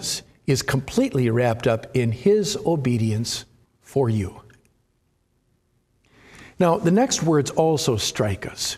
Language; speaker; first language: English; native; English